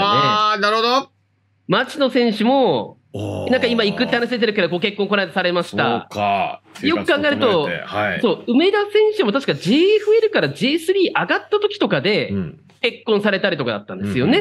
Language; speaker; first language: Japanese; native; Japanese